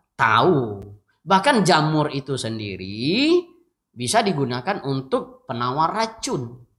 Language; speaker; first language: Indonesian; non-native, local second language; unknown